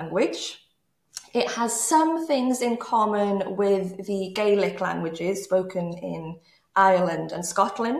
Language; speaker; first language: English; native; English